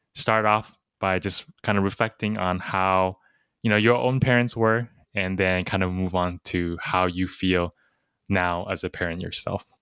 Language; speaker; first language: English; early bilingual, other home language; Chinese